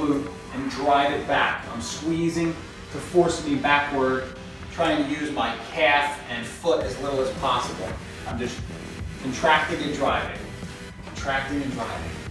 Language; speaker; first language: English; native; English